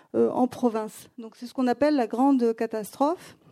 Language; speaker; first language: French; non-native, fluent; Greek